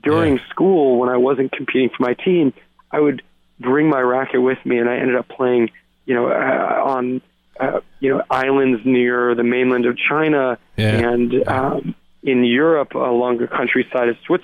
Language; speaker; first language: English; native; English